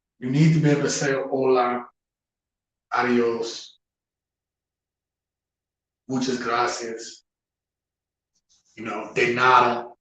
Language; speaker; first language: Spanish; non-native, learner; English